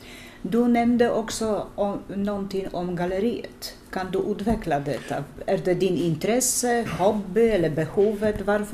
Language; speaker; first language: Swedish; non-native, learner; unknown